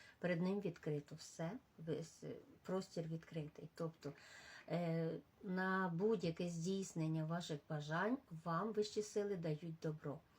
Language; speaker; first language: Ukrainian; non-native, local second language; Russian